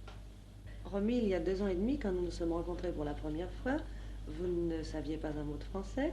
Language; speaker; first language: French; native; French